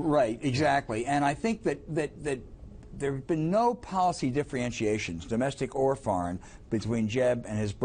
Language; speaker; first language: English; native; English